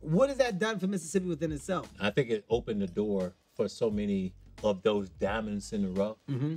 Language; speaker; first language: English; native; English